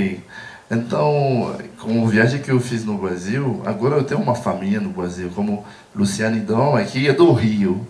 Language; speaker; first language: Portuguese; non-native, learner; Haitian Creole